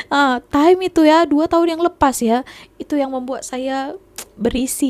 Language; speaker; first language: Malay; non-native, local second language; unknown